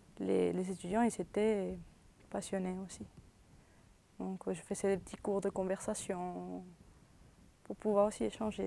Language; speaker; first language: French; early bilingual, other home language; Spanish